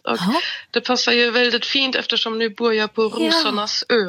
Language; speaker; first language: Swedish; non-native, fluent; German